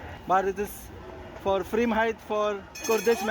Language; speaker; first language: Dutch; non-native, learner; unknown